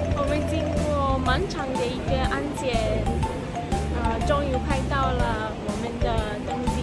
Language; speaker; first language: Chinese; non-native, fluent; Greek